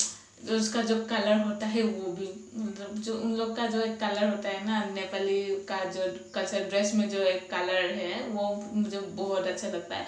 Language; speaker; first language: Hindi; non-native, local second language; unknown